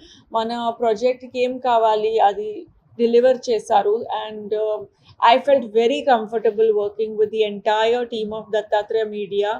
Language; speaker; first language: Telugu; non-native, local second language; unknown